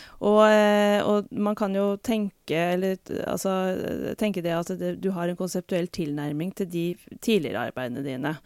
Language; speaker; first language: Norwegian; native; Norwegian